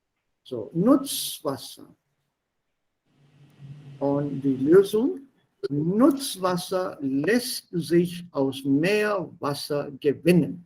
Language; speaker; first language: German; non-native, fluent; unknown